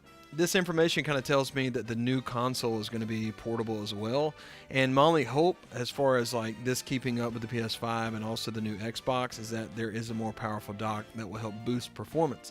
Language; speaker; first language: English; native; English